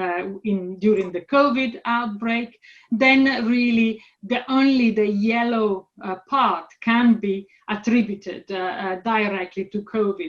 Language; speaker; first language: English; non-native, fluent; Italian